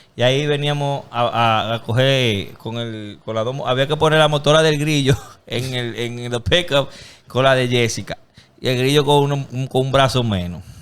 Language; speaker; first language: Spanish; early bilingual, other home language; English